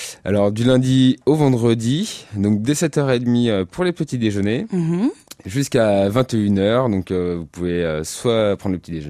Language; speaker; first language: French; native; French